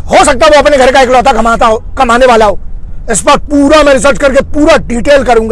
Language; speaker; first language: Hindi; native; Hindi